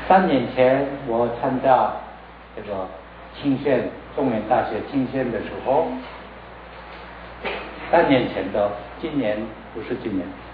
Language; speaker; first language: Chinese; non-native, learner; Korean